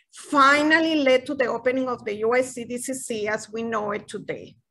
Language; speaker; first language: English; non-native, fluent; Spanish